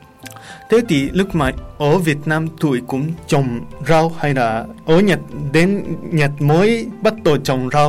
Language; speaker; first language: Vietnamese; non-native, learner; Japanese